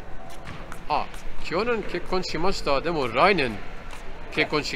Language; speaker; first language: Japanese; non-native, learner; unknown